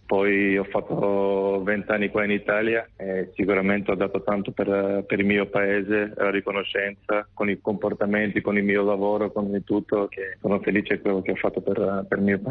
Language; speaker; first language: Italian; non-native, fluent; Macedonian